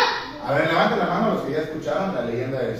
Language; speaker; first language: Spanish; native; Spanish